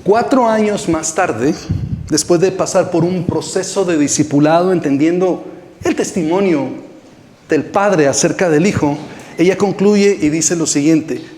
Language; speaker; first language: Spanish; native; Spanish